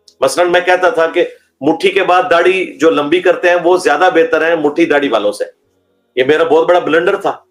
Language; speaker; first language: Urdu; non-native, local second language; Punjabi